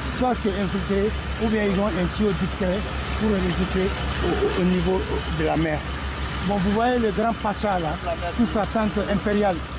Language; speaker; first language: French; non-native, local second language; Bambara